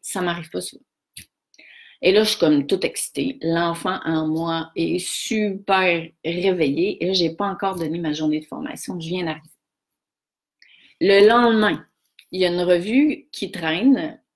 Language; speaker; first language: French; native; French